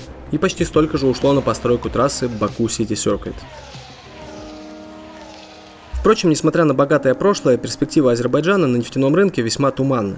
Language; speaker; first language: Russian; native; Russian